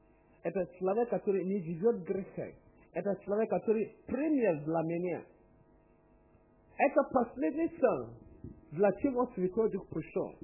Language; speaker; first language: Russian; non-native, learner; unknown